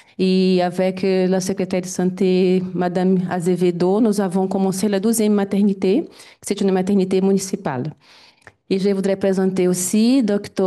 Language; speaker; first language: French; non-native, fluent; Portuguese